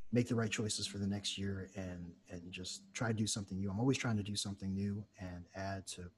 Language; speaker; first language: English; native; English